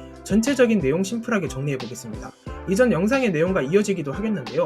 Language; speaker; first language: Korean; native; Korean